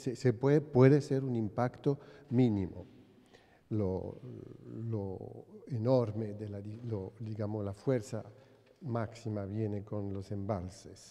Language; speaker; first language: Spanish; non-native, fluent; French